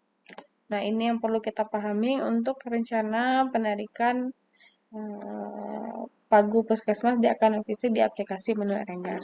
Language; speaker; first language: Indonesian; native; Indonesian